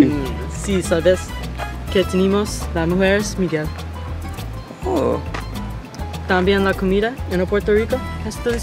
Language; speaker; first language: Spanish; non-native, learner; English